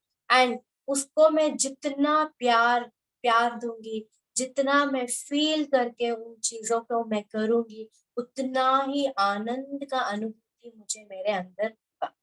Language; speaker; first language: Hindi; native; Hindi